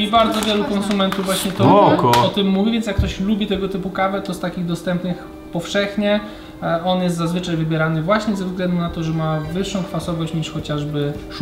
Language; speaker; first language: Polish; native; Polish